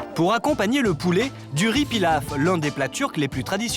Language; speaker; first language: French; native; French